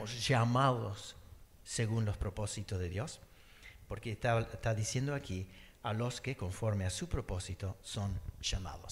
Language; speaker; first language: Spanish; early bilingual, other home language; English